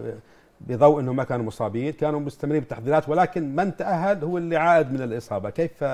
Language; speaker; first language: Arabic; native; Arabic